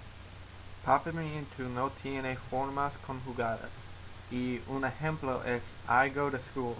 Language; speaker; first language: Spanish; non-native, learner; English